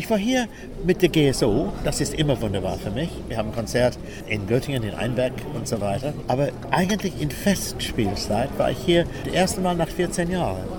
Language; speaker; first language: German; non-native, learner; English